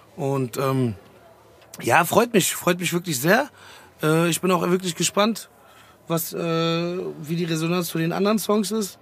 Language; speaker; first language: German; early bilingual, other home language; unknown